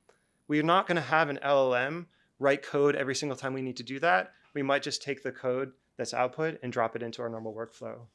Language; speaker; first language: English; native; English